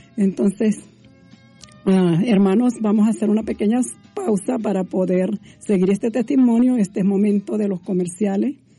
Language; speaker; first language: Spanish; native; Spanish